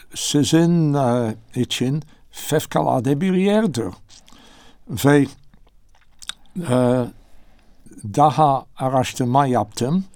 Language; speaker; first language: Turkish; non-native, learner; English